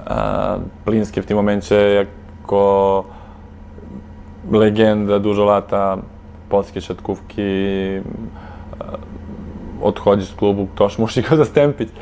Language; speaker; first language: Polish; non-native, fluent; Serbian